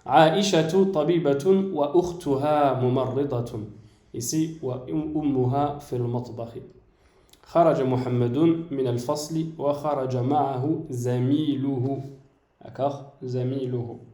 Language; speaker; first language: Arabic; non-native, fluent; French